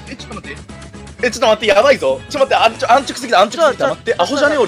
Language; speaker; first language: Japanese; native; Japanese